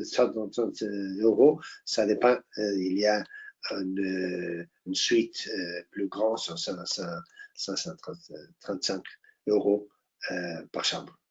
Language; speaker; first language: French; non-native, fluent; Portuguese